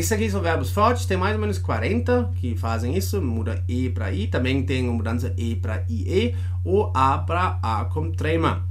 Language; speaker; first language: Portuguese; non-native, fluent; German